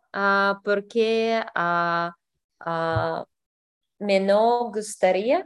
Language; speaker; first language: Spanish; non-native, learner; English